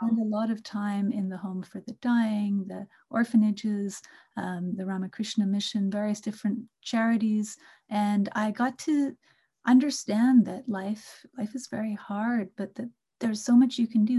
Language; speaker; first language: English; non-native, local second language; Bangla